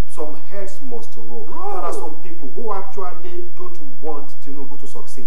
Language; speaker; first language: English; non-native, local second language; Yoruba